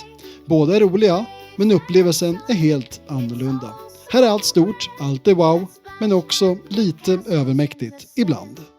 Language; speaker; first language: Swedish; native; Swedish